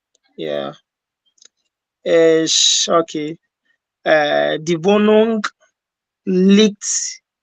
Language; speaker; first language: German; non-native, learner; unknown